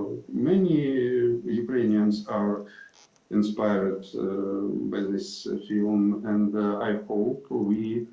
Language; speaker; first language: English; non-native, fluent; Ukrainian